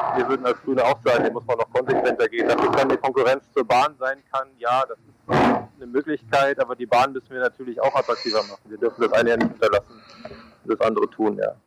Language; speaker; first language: German; native; German